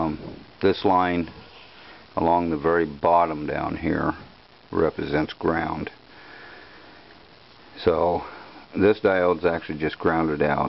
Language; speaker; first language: English; native; English